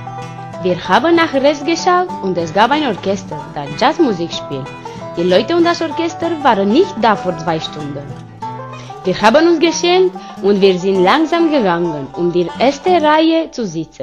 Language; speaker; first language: German; non-native, learner; Spanish